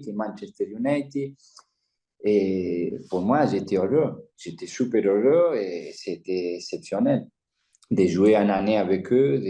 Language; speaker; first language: French; non-native, fluent; Spanish